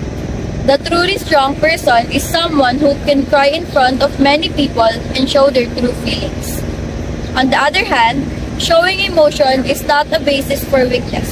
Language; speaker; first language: English; non-native, local second language; Filipino